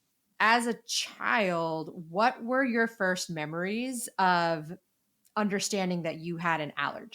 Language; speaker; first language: English; native; English